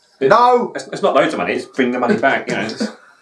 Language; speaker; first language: English; native; English